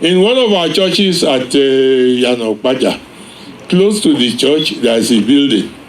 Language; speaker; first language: English; non-native, local second language; Yoruba